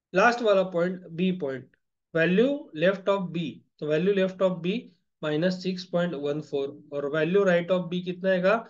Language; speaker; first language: Hindi; non-native, local second language; Marathi